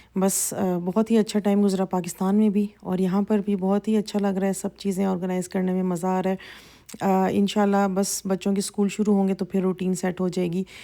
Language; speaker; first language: Urdu; native; Urdu